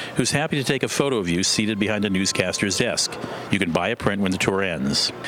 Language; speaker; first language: English; non-native, fluent; Korean